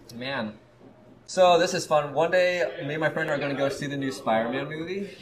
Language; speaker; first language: English; native; English